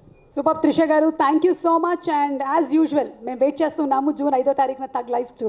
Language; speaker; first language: Telugu; native; Telugu